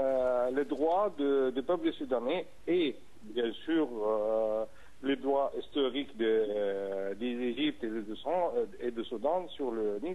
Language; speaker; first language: French; non-native, fluent; Arabic